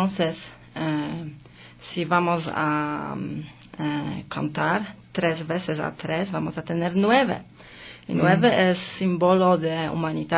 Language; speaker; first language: Spanish; non-native, learner; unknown